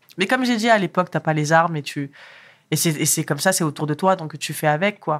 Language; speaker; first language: French; early bilingual, other home language; Arabic